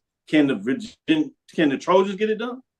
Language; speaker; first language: English; native; English